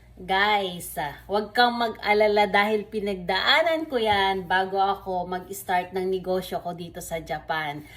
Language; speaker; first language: Filipino; non-native, local second language; Iloko